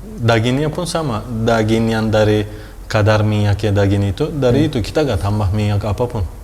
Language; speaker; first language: Indonesian; non-native, fluent; Turkish